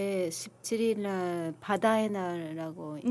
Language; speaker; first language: Korean; non-native, learner; Japanese